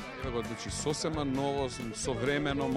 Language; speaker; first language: Macedonian; native; Macedonian